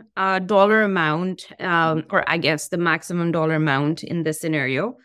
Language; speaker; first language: English; non-native, local second language; Hindi